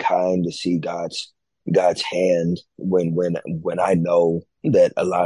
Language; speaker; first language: English; native; English